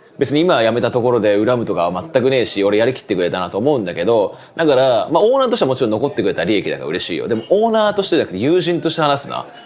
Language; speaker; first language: Japanese; native; Japanese